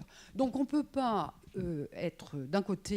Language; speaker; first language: French; native; French